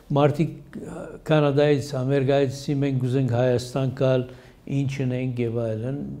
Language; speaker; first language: Armenian; early bilingual, heritage; Armenian